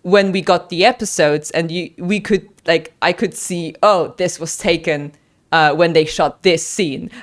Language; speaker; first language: English; non-native, fluent; German